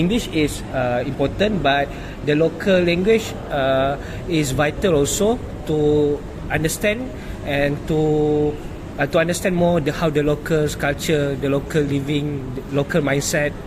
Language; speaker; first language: English; non-native, local second language; Malay